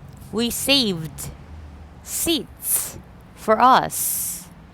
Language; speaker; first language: English; non-native, fluent; Korean